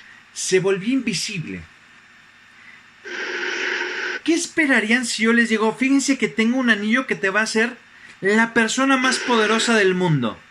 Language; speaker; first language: Spanish; native; Spanish